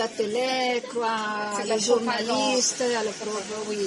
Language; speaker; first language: French; non-native, learner; Italian